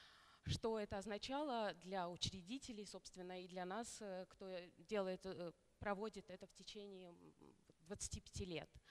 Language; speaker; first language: Russian; native; Russian